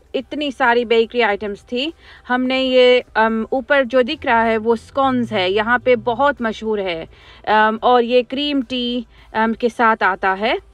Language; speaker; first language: Hindi; non-native, local second language; Gujarati